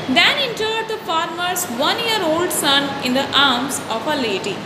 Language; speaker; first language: English; non-native, local second language; Hindi